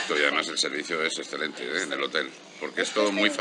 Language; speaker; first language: Spanish; native; Spanish